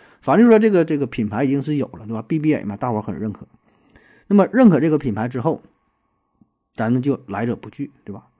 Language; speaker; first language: Chinese; native; Chinese